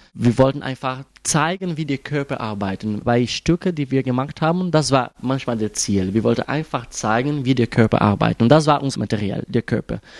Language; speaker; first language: German; non-native, fluent; Portuguese